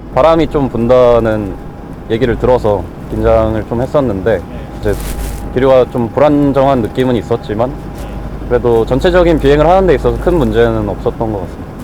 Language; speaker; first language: Korean; native; Korean